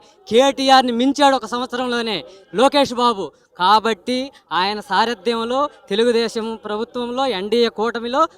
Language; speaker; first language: Telugu; native; Telugu